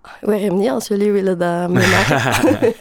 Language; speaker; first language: Dutch; non-native, learner; French